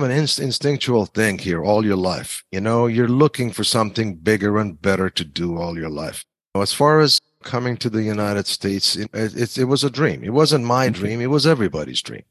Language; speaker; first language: English; non-native, fluent; Persian